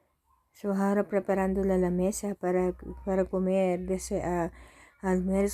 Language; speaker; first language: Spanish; non-native, learner; Filipino